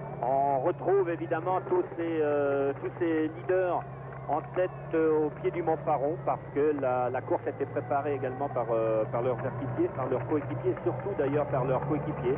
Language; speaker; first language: French; native; French